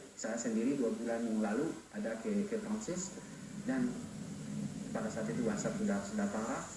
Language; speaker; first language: Indonesian; non-native, fluent; French